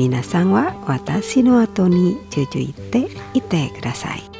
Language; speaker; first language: Japanese; non-native, fluent; Indonesian